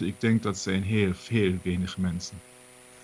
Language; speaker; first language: Dutch; non-native, learner; German